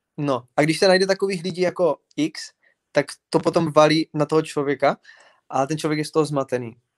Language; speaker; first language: Czech; native; Czech